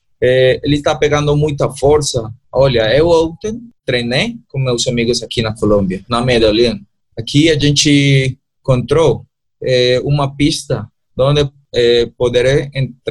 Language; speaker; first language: Portuguese; non-native, learner; Spanish